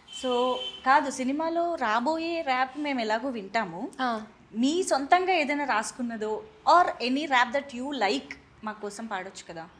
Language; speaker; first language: Telugu; native; Telugu